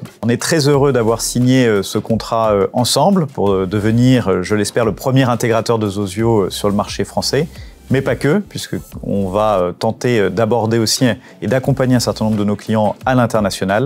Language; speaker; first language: French; native; French